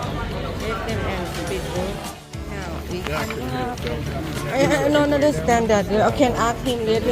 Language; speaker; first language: English; non-native, learner; Thai